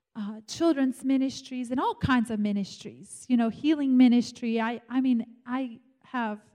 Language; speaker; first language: English; non-native, fluent; Romanian